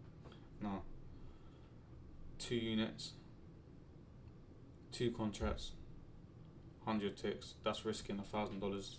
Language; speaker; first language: English; native; English